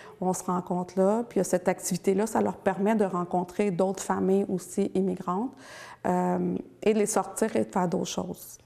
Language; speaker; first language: French; native; French